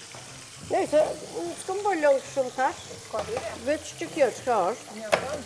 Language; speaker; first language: Albanian; native; Albanian